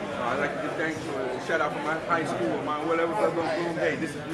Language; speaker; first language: English; native; English